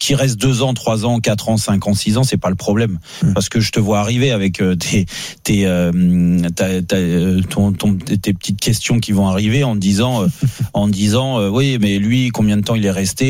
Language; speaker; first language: French; native; French